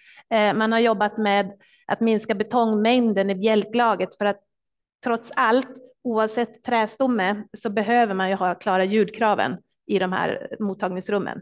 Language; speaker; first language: Swedish; native; Swedish